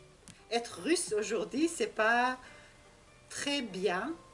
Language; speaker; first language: French; non-native, learner; Russian